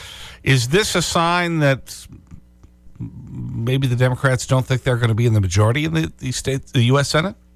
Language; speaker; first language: English; native; English